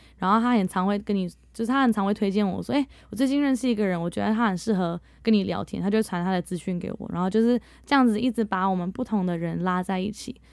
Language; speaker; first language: Chinese; early bilingual, heritage; Chinese